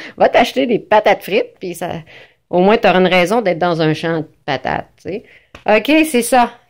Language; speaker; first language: French; native; French